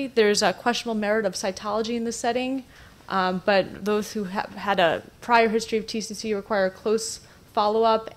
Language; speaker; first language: English; native; English